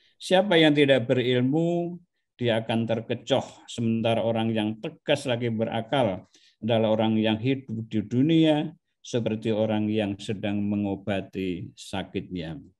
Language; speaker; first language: Indonesian; non-native, local second language; Javanese